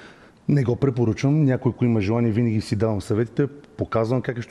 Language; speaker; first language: Bulgarian; native; Bulgarian